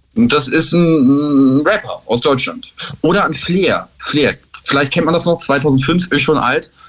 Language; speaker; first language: German; native; German